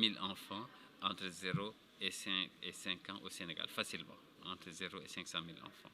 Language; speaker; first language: French; non-native, local second language; Wolof